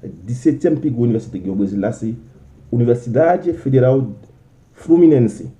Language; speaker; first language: French; non-native, local second language; Haitian Creole